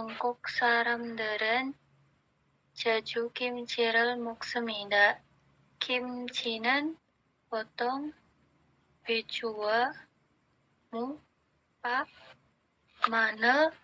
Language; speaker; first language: Korean; non-native, learner; Indonesian